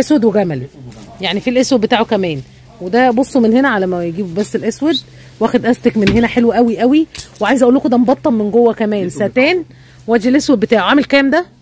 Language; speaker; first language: Arabic; native; Arabic